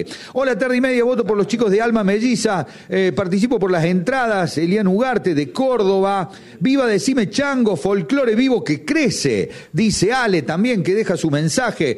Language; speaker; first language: Spanish; native; Spanish